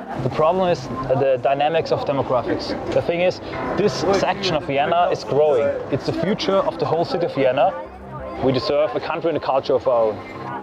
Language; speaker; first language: English; non-native, fluent; German